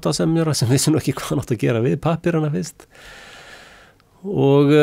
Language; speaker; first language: Icelandic; native; Icelandic